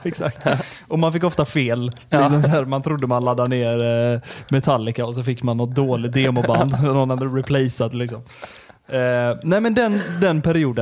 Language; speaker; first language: Swedish; native; Swedish